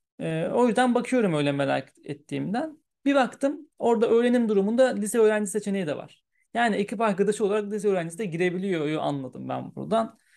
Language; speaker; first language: Turkish; early bilingual, heritage; Turkish